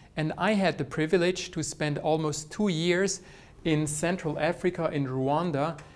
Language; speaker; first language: English; non-native, fluent; Swiss German